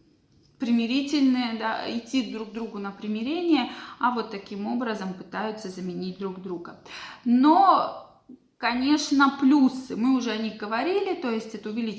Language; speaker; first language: Russian; native; Russian